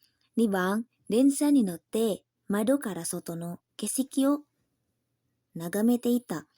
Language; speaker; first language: Japanese; non-native, learner; Indonesian